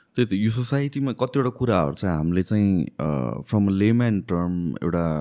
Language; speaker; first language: Nepali; native; Nepali